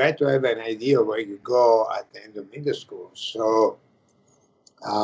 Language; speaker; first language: English; non-native, fluent; Italian